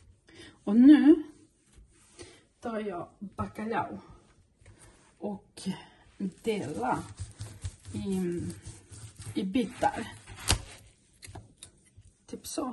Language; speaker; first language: Swedish; non-native, fluent; Portuguese